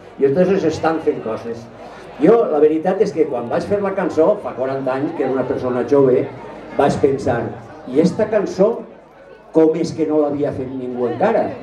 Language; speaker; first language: Catalan; non-native, local second language; Spanish